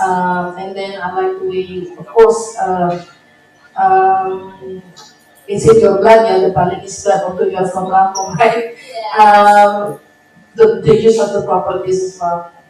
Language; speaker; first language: English; non-native, fluent; Indonesian